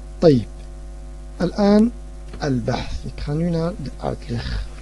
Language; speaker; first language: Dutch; early bilingual, other home language; Arabic